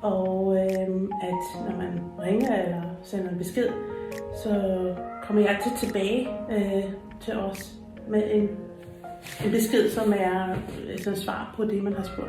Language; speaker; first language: Danish; non-native, fluent; English